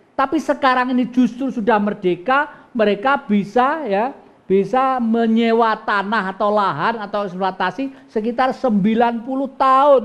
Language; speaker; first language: Indonesian; non-native, local second language; Javanese